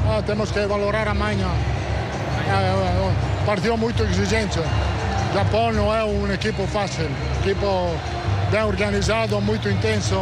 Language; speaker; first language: Portuguese; non-native, fluent; Italian